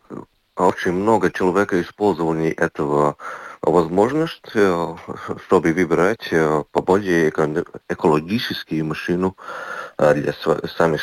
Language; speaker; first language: Russian; non-native, local second language; Latvian